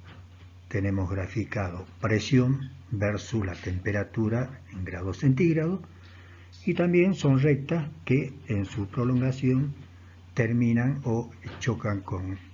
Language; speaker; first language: Spanish; native; Spanish